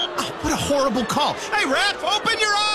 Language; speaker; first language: English; native; English